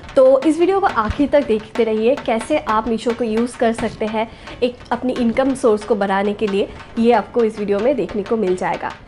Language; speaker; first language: Hindi; non-native, local second language; Bangla